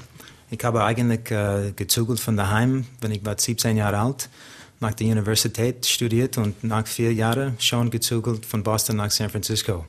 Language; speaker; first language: German; non-native, learner; English